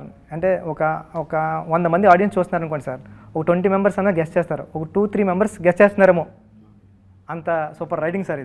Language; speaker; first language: Telugu; native; Telugu